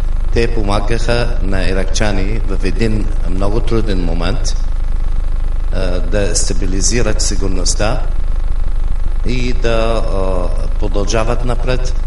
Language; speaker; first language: Bulgarian; non-native, fluent; Arabic